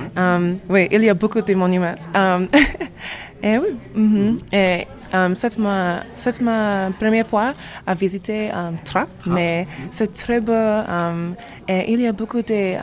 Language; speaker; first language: French; non-native, learner; English